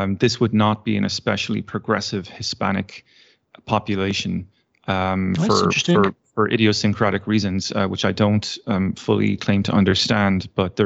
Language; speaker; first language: English; native; English